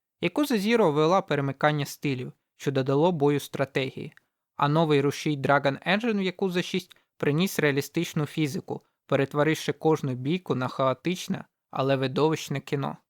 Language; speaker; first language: Ukrainian; native; Ukrainian